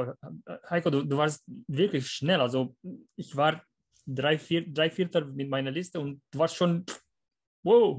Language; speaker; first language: German; non-native, fluent; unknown